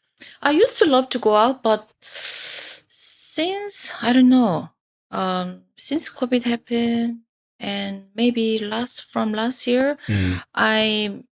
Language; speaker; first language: English; non-native, fluent; Korean